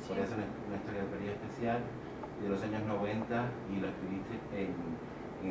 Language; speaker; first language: Spanish; native; Spanish